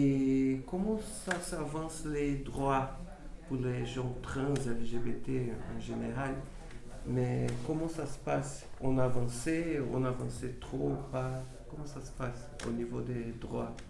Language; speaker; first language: French; non-native, learner; Portuguese